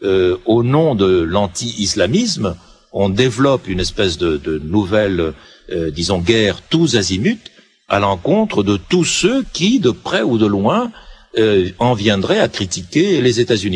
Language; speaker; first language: French; native; French